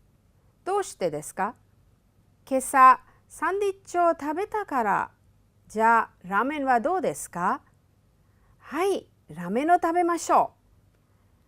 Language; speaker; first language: Japanese; non-native, fluent; Hindi